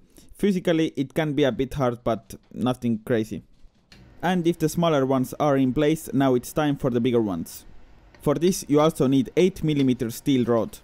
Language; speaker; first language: English; non-native, fluent; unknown